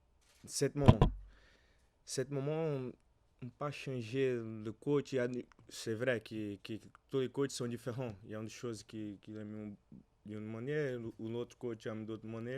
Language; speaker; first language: French; non-native, learner; Portuguese